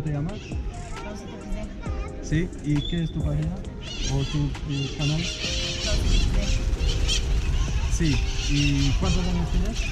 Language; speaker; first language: Spanish; non-native, fluent; Polish